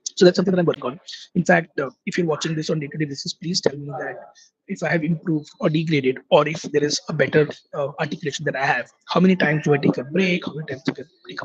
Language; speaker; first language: English; non-native, local second language; Hindi